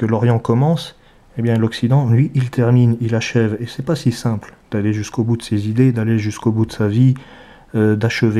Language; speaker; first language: French; native; French